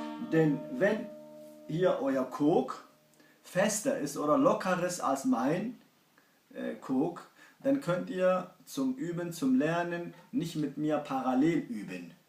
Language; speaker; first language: German; non-native, fluent; Kurdish